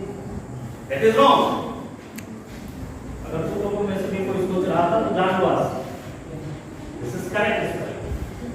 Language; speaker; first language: Hindi; native; Hindi